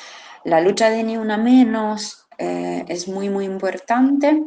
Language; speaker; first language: Spanish; non-native, fluent; Italian